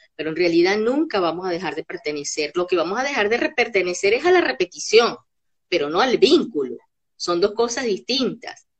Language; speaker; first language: Spanish; native; Spanish